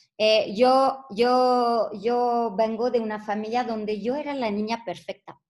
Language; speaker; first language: Spanish; non-native, fluent; French